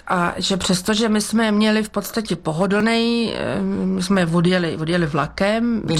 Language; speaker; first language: Czech; native; Czech